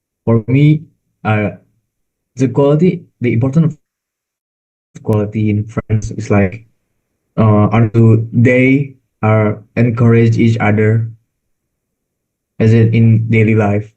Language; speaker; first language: English; non-native, learner; Indonesian